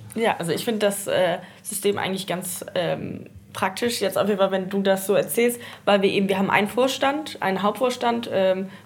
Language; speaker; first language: German; early bilingual, heritage; Danish